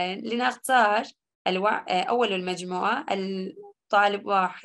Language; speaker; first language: Arabic; non-native, learner; Turkish